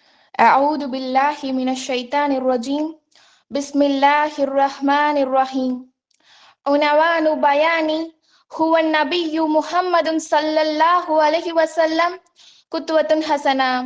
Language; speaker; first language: Arabic; non-native, learner; Tamil